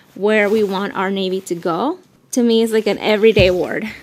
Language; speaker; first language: English; early bilingual, other home language; Spanish